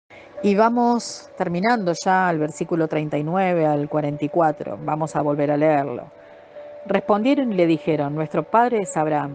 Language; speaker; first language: Spanish; native; Spanish